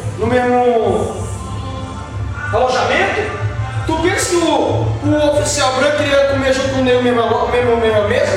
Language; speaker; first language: Portuguese; native; Portuguese